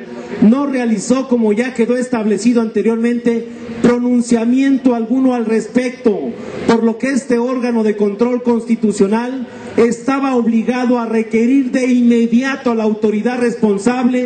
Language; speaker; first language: Spanish; native; Spanish